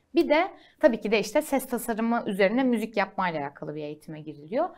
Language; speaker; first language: Turkish; native; Turkish